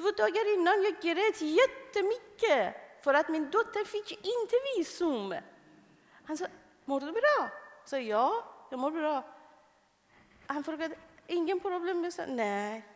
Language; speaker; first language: Swedish; non-native, fluent; Persian